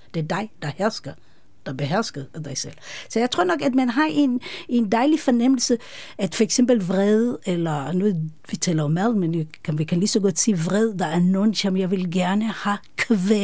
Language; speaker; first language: Danish; non-native, fluent; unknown